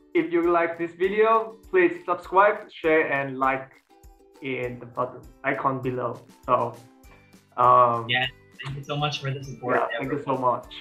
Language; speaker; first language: English; non-native, learner; Vietnamese